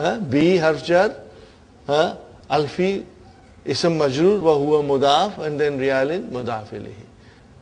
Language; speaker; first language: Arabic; non-native, fluent; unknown